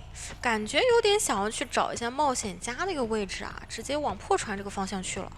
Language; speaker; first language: Chinese; native; Chinese